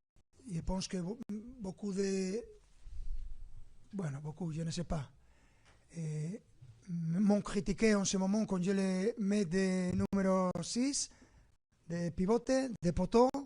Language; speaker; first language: French; non-native, fluent; Spanish